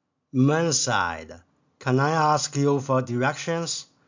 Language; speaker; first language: English; non-native, fluent; Chinese